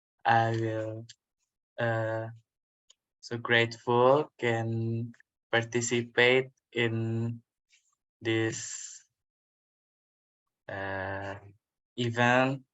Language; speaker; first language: English; non-native, learner; Indonesian